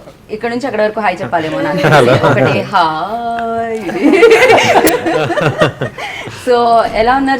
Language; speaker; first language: Telugu; native; Telugu